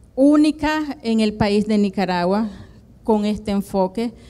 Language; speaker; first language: Spanish; native; Spanish